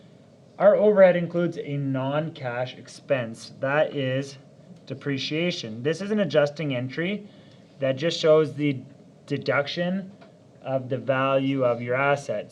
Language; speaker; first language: English; native; English